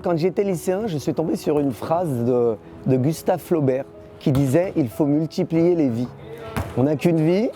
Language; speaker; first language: French; early bilingual, other home language; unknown